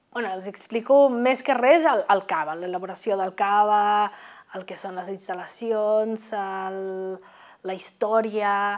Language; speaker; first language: Catalan; non-native, fluent; Spanish